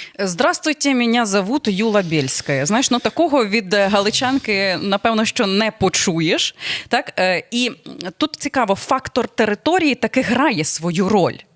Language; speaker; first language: Ukrainian; native; Ukrainian